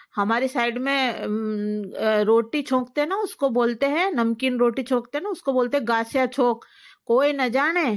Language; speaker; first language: Hindi; native; Hindi